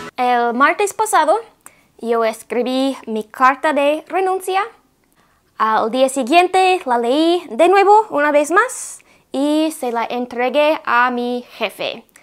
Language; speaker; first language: Spanish; non-native, fluent; English